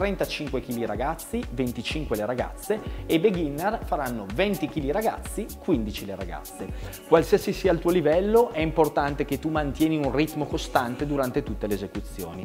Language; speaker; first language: Italian; native; Italian